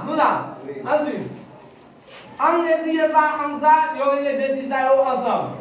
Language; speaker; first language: French; non-native, local second language; Haitian Creole